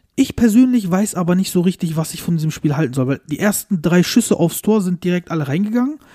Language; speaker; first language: German; early bilingual, other home language; Turkish